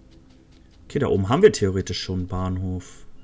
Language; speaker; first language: German; native; German